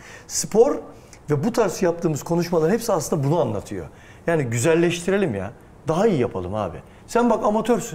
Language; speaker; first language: Turkish; native; Turkish